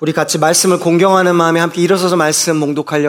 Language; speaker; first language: Korean; native; Korean